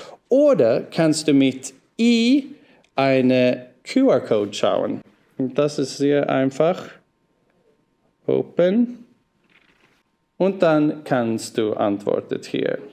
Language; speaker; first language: German; non-native, fluent; Swedish